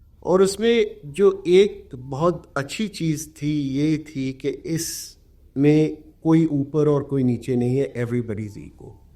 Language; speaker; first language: Urdu; early bilingual, heritage; Urdu